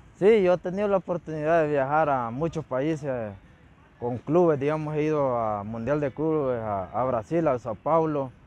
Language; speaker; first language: Spanish; native; Spanish